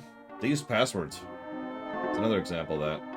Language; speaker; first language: English; native; English